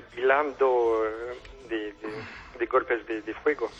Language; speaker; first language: Spanish; non-native, fluent; French